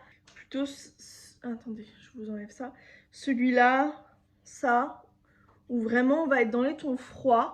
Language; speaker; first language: French; native; French